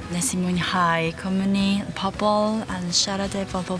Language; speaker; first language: Welsh; non-native, learner; Japanese